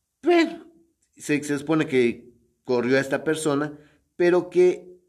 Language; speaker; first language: Spanish; native; Spanish